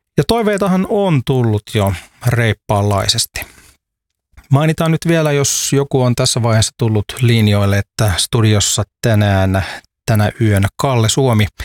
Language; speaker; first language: Finnish; native; Finnish